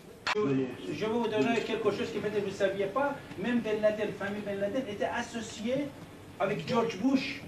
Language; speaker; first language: French; non-native, fluent; Persian